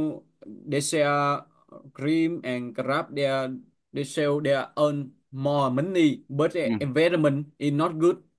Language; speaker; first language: English; non-native, learner; Vietnamese